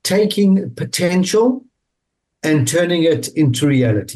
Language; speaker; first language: English; native; English